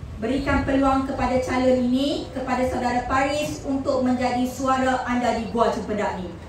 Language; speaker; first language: Malay; native; Malay